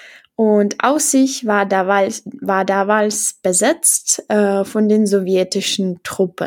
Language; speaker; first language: German; non-native, fluent; Czech